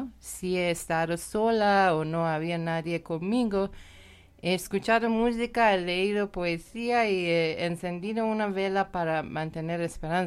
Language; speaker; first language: Spanish; non-native, learner; Persian